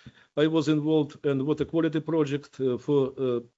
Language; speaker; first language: English; non-native, learner; Ukrainian